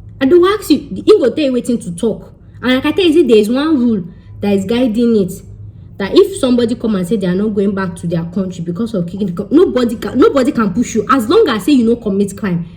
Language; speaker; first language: Nigerian Pidgin; non-native, local second language; Yoruba